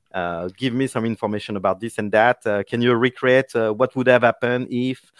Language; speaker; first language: English; non-native, fluent; French